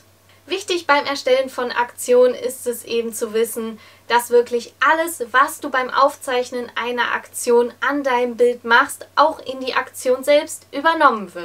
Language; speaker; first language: German; native; German